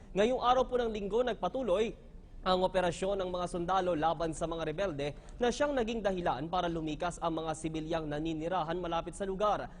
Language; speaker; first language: Filipino; native; Filipino